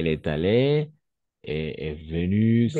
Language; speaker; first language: French; non-native, fluent; Spanish